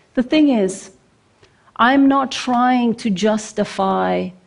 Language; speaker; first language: English; non-native, fluent; Norwegian